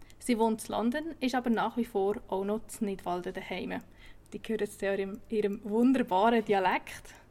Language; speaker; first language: German; native; German